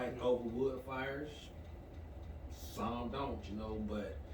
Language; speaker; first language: English; native; English